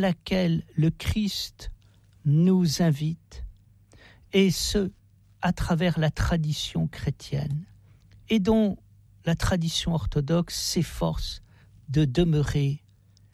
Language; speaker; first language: French; native; French